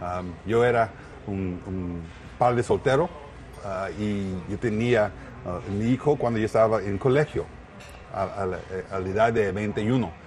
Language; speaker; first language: Spanish; non-native, learner; English